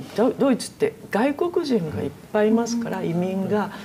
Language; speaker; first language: Japanese; native; Japanese